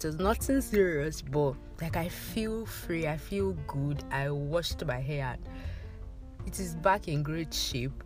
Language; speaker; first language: English; non-native, local second language; Yoruba